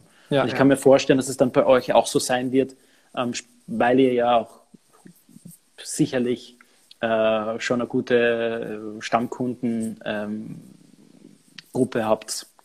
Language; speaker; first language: German; native; German